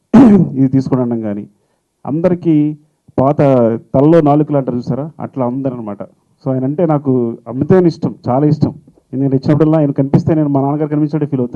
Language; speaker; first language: Telugu; native; Telugu